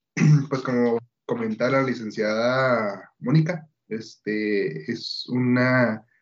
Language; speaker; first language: Spanish; native; Spanish